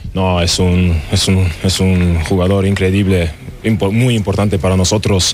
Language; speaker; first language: Spanish; non-native, learner; German